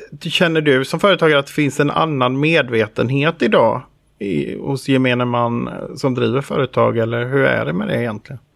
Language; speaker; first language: Swedish; native; Swedish